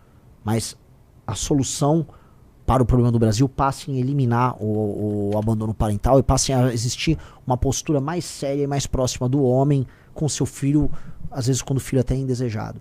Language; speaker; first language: Portuguese; native; Portuguese